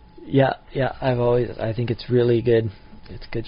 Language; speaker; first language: English; native; English